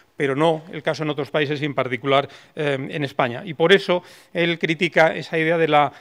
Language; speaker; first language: Spanish; native; Spanish